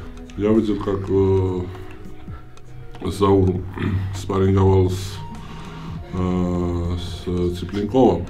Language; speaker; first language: Russian; non-native, fluent; Georgian